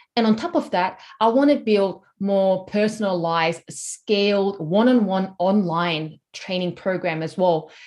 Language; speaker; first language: English; non-native, fluent; Korean